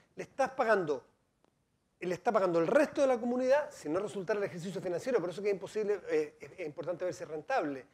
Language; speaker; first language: Spanish; native; Spanish